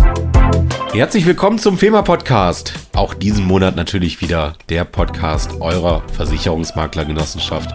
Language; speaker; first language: German; native; German